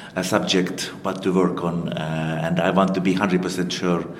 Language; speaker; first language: English; non-native, fluent; Finnish